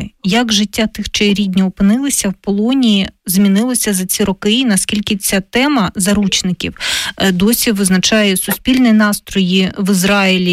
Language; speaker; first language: Ukrainian; native; Ukrainian